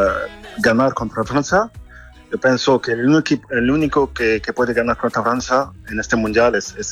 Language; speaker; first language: Spanish; non-native, fluent; French